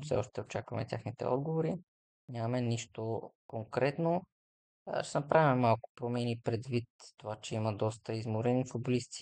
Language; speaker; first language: Bulgarian; native; Bulgarian